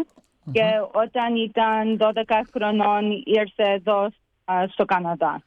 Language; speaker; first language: Greek; early bilingual, heritage; Greek